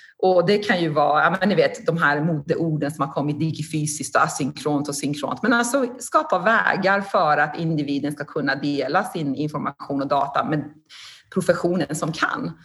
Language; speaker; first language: Swedish; non-native, fluent; Persian